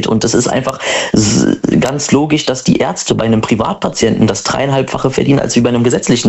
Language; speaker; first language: German; native; German